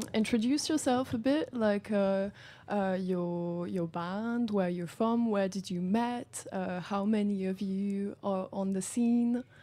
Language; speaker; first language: English; non-native, fluent; French